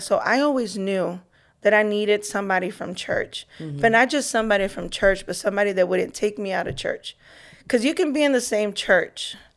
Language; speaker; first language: English; early bilingual, other home language; Spanish